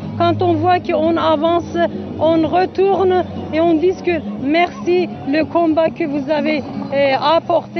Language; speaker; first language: French; non-native, learner; Kurdish